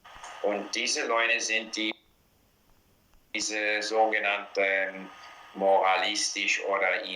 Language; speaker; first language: German; non-native, learner; English